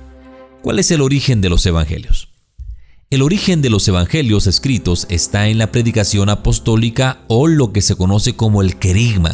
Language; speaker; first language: Spanish; native; Spanish